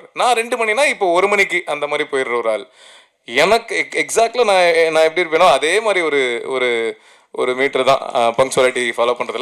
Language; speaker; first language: Tamil; native; Tamil